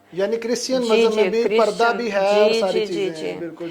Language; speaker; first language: Urdu; native; Urdu